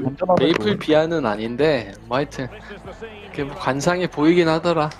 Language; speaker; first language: Korean; native; Korean